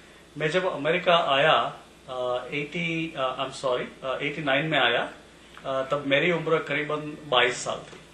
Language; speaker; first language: Hindi; native; Hindi